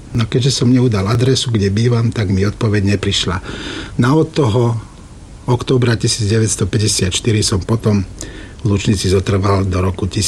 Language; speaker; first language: Slovak; native; Slovak